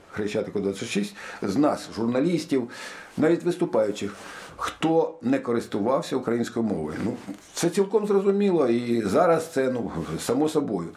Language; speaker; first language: Ukrainian; native; Ukrainian